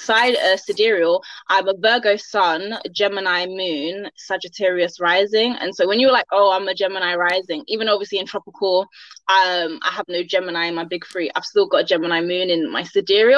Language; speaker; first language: English; native; English